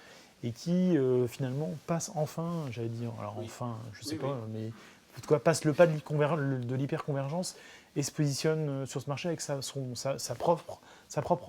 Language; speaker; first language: French; native; French